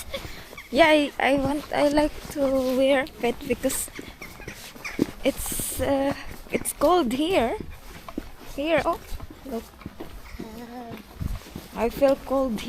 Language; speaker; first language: English; non-native, local second language; Filipino